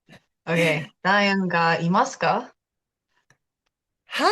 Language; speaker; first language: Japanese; non-native, fluent; English